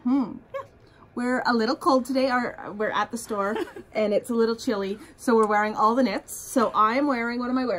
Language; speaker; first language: English; native; English